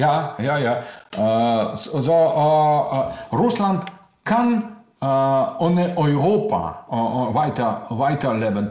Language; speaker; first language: German; non-native, learner; Russian